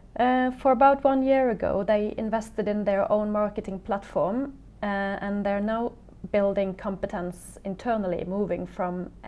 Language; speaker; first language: English; non-native, fluent; Norwegian